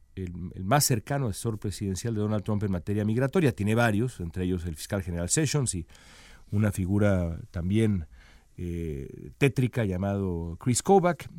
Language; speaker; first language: Spanish; native; Spanish